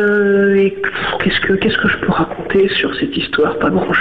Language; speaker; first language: French; native; French